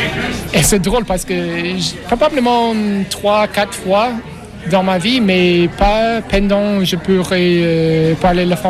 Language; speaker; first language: French; non-native, fluent; English